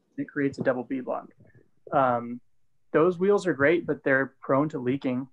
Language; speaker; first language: English; native; English